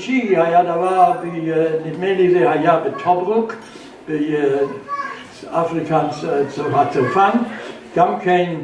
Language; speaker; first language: Hebrew; non-native, fluent; German